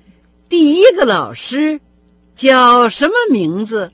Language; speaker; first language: Chinese; non-native, fluent; Russian